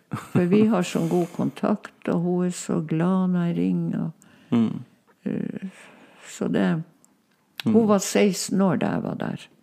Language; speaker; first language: Norwegian; non-native, local second language; Northern Sami